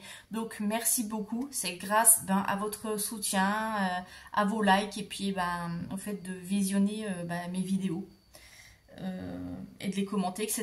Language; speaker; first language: French; native; French